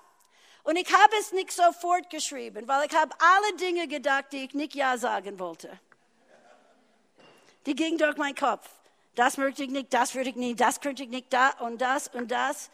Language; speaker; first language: German; non-native, fluent; English